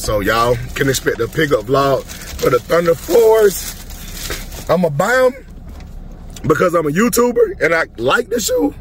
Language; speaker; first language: English; native; English